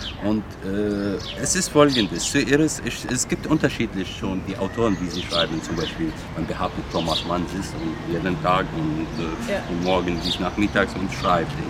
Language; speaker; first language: German; non-native, fluent; Arabic